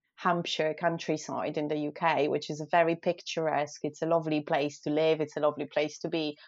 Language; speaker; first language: English; non-native, fluent; Polish